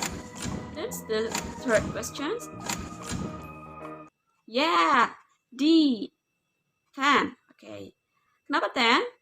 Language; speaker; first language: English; non-native, learner; Indonesian